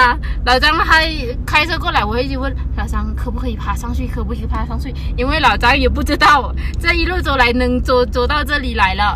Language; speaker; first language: Chinese; non-native, fluent; Lao